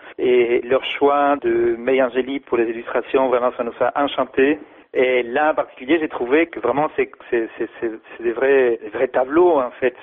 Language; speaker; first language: French; non-native, fluent; Spanish